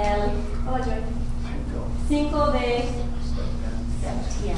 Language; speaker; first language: Spanish; non-native, learner; English